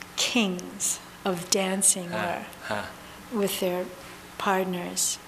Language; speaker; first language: English; native; English